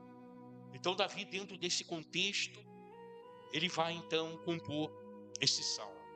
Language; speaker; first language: Portuguese; native; Portuguese